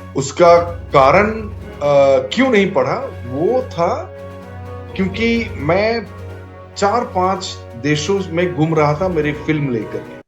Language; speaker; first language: Hindi; non-native, local second language; Assamese